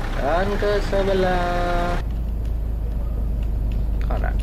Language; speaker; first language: Indonesian; native; Indonesian